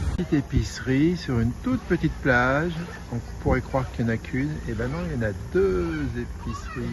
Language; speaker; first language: French; native; French